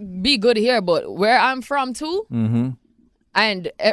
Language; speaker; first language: English; non-native, local second language; Jamaican Creole English